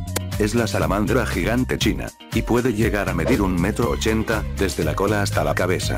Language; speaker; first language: Spanish; native; Spanish